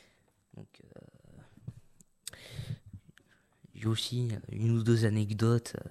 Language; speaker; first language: French; native; French